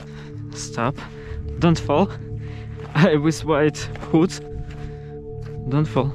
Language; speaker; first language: English; non-native, learner; Russian